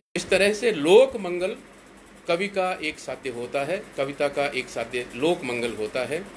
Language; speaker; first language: Hindi; native; Hindi